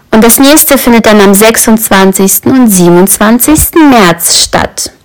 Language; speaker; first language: German; native; German